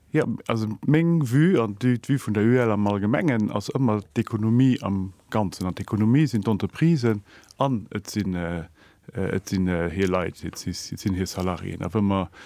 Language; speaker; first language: Luxembourgish; native; Luxembourgish